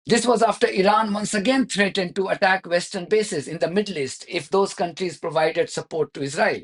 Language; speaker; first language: English; non-native, local second language; Hindi